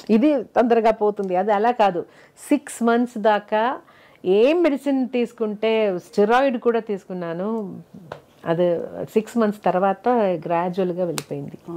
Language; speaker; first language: Telugu; non-native, fluent; Malayalam